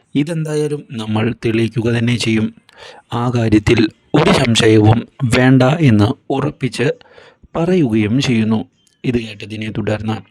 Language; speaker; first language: Malayalam; native; Malayalam